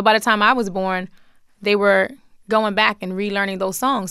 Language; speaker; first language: English; native; English